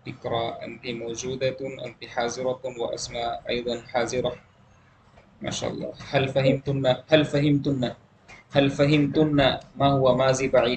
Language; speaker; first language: Arabic; non-native, fluent; Urdu